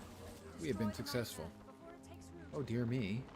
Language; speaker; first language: English; native; English